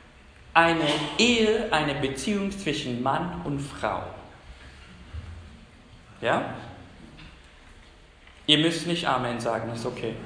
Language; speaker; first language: German; non-native, fluent; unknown